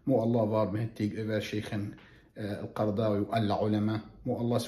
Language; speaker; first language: Swedish; non-native, fluent; Arabic